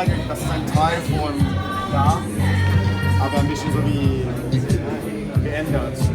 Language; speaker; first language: German; non-native, learner; Catalan